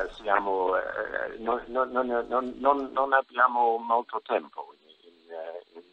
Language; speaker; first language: Italian; non-native, learner; English